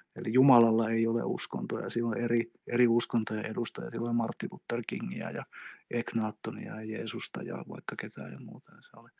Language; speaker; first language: Finnish; native; Finnish